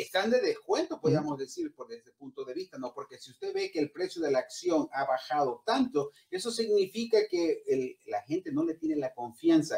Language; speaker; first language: Spanish; native; Spanish